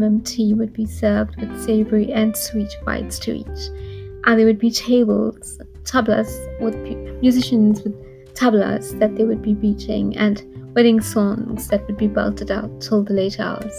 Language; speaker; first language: English; native; English